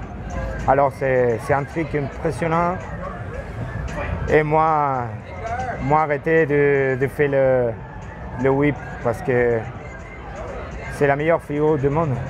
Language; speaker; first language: French; non-native, learner; Spanish